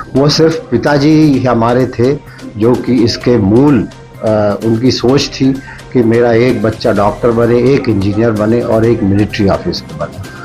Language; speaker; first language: Hindi; native; Hindi